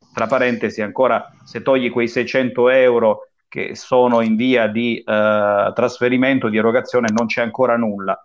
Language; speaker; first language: Italian; native; Italian